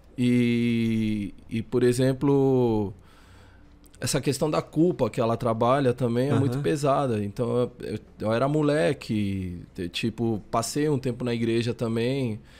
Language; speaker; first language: Portuguese; early bilingual, other home language; Spanish